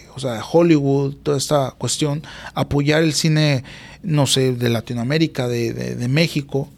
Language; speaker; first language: Spanish; native; Spanish